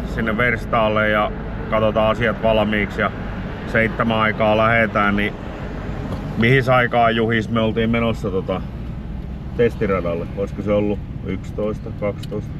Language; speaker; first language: Finnish; native; Finnish